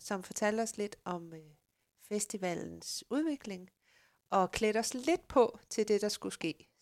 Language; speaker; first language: Danish; native; Danish